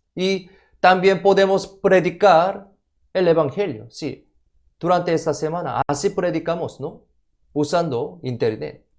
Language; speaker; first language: Spanish; non-native, fluent; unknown